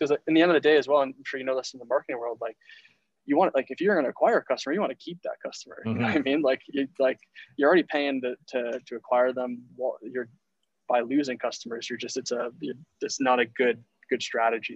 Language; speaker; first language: English; native; English